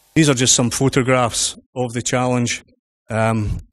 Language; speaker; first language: English; native; English